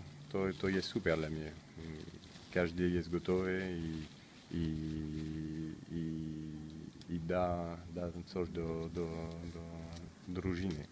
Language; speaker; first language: Polish; non-native, learner; French